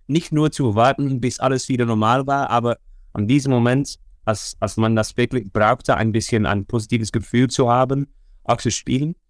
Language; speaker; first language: German; non-native, learner; Dutch